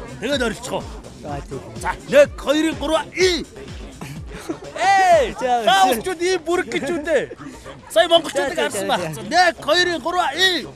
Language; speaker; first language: Mongolian; native; Mongolian